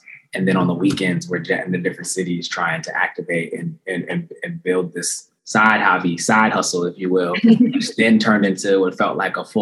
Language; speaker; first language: English; native; English